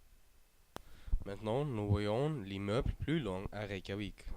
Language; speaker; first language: French; non-native, learner; Icelandic